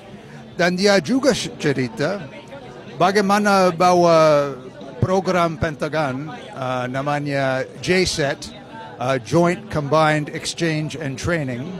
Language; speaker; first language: Indonesian; non-native, fluent; English